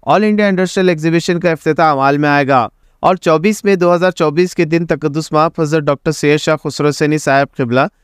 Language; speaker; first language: Hindi; non-native, local second language; Urdu